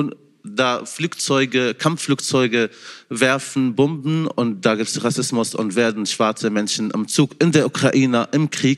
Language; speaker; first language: German; non-native, fluent; Arabic